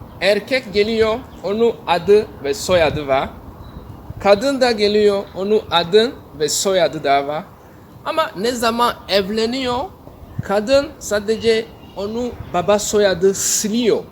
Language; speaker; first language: Turkish; non-native, learner; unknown